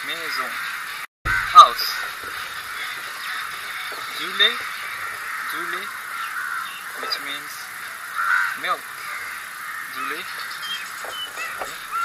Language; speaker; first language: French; non-native, fluent; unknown